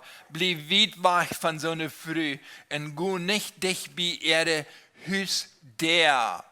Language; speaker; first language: German; non-native, learner; Low German